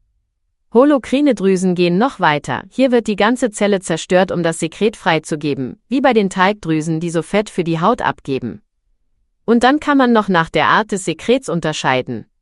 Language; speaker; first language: German; native; German